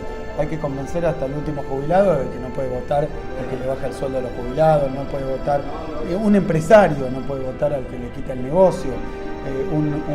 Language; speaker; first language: Spanish; native; Spanish